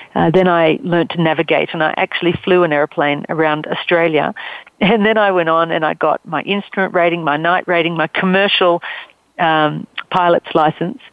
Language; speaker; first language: English; native; English